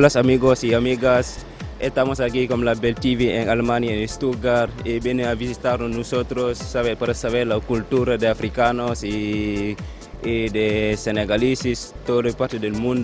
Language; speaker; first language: Spanish; non-native, learner; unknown